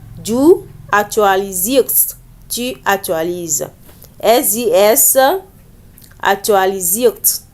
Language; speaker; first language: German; non-native, learner; French